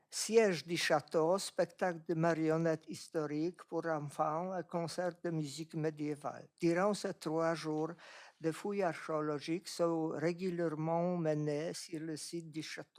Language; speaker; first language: French; non-native, fluent; Polish